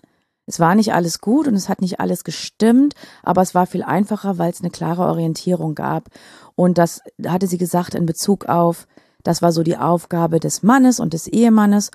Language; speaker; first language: German; native; German